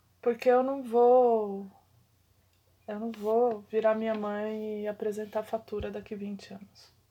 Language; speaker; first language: Portuguese; native; Portuguese